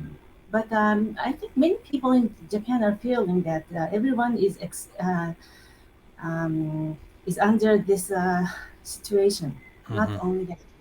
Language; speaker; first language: English; non-native, fluent; Japanese